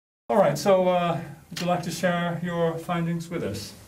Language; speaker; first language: English; non-native, fluent; Japanese